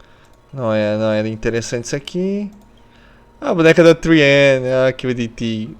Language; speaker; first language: Portuguese; native; Portuguese